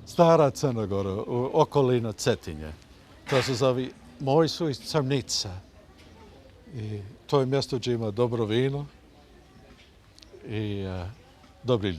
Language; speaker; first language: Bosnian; early bilingual, heritage; Bosnian